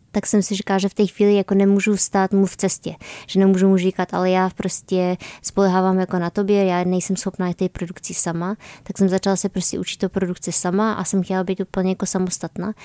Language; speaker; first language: Czech; non-native, fluent; Polish